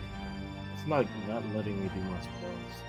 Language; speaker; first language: English; native; English